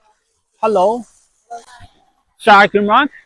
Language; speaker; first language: Welsh; non-native, learner; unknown